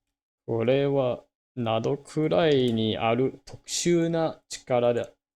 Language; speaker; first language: Japanese; non-native, learner; English